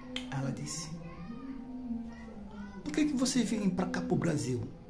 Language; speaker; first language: Portuguese; non-native, local second language; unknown